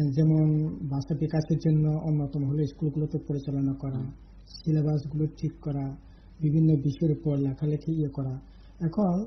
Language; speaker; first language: Bangla; non-native, local second language; Kok Borok